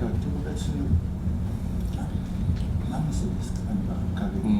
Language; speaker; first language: Japanese; non-native, fluent; English